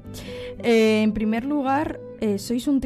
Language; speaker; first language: Spanish; native; Spanish